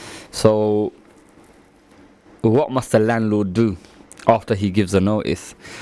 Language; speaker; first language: English; early bilingual, other home language; Punjabi